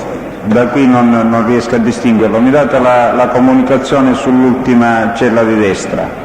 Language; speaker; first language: Italian; native; Italian